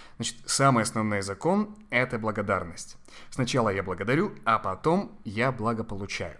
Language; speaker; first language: Russian; non-native, fluent; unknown